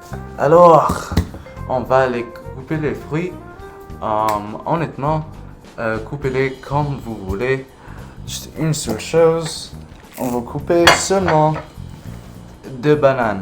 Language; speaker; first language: French; non-native, learner; English